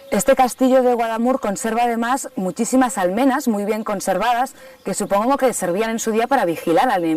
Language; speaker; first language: Spanish; native; Spanish